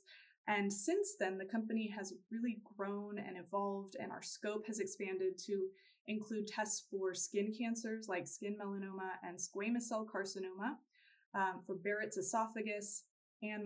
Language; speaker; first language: English; native; English